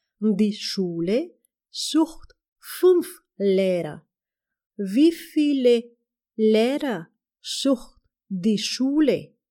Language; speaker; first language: German; non-native, fluent; Spanish